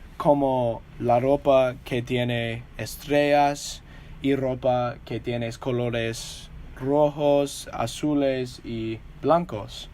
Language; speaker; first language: Spanish; non-native, learner; English